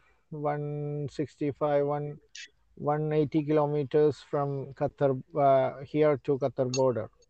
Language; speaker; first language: English; non-native, learner; Malayalam